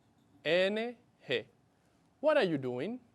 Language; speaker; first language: English; non-native, fluent; Spanish